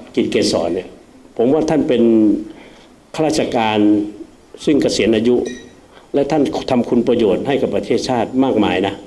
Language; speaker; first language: Thai; native; Thai